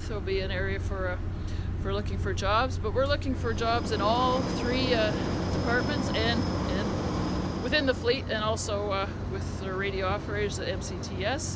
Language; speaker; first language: English; native; English